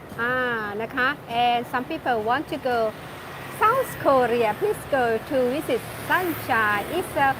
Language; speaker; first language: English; non-native, learner; Thai